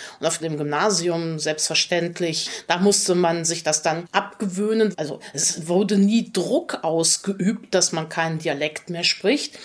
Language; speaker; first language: German; native; German